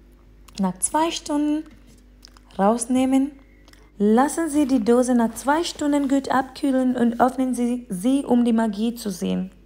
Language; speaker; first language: German; non-native, fluent; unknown